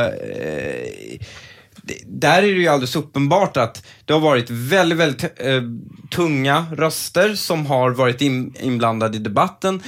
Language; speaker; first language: Swedish; native; Swedish